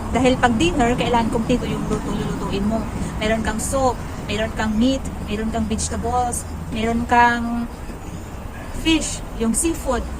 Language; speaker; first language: Filipino; native; Filipino